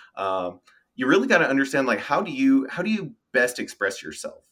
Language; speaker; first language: English; native; English